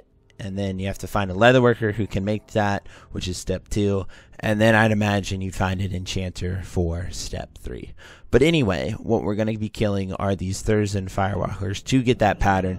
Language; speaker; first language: English; native; English